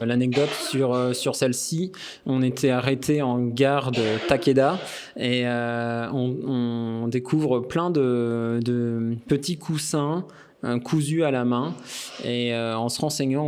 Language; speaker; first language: French; native; French